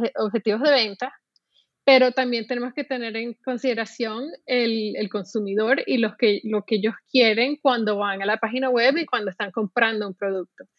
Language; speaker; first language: Spanish; native; Spanish